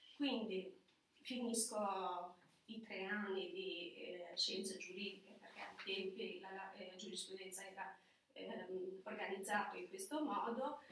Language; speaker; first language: Italian; non-native, fluent; Albanian